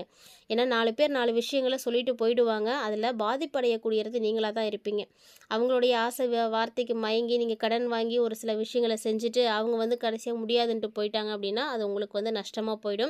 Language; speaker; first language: Tamil; native; Tamil